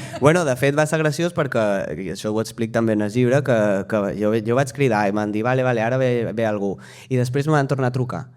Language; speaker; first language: Catalan; native; Catalan